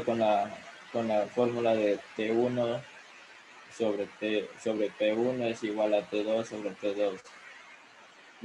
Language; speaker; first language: Spanish; native; Spanish